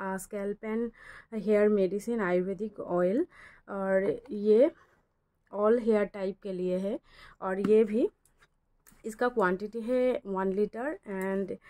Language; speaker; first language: Hindi; non-native, local second language; Bangla